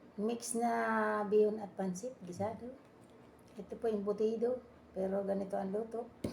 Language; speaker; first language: Filipino; non-native, local second language; Bikol